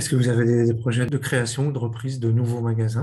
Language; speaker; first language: French; native; French